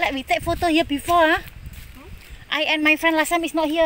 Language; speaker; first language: English; non-native, learner; Indonesian